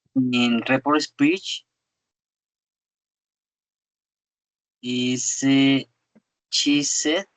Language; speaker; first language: English; non-native, learner; Spanish